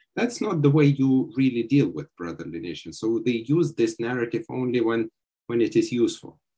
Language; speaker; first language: English; non-native, fluent; Lithuanian